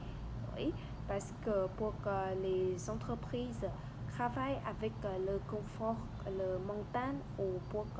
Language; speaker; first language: French; non-native, learner; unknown